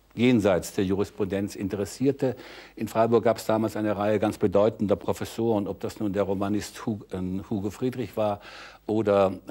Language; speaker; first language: German; native; German